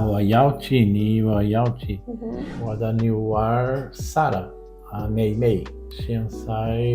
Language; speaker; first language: Chinese; non-native, learner; Portuguese